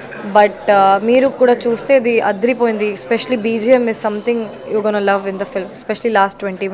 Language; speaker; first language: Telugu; non-native, fluent; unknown